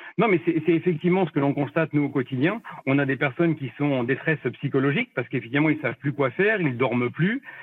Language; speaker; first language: French; native; French